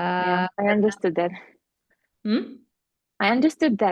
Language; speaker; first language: English; non-native, fluent; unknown